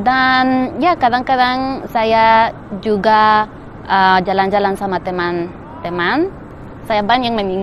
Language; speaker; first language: Indonesian; non-native, fluent; Spanish